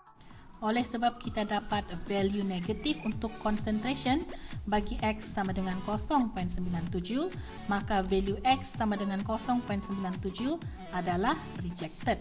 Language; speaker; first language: Malay; native; Malay